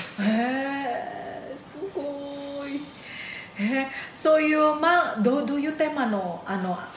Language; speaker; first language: Japanese; non-native, fluent; Indonesian